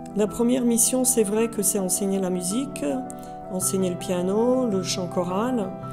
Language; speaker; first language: French; non-native, fluent; Serbian